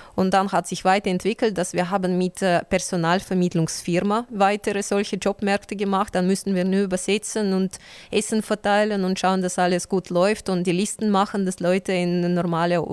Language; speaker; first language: German; non-native, fluent; Ukrainian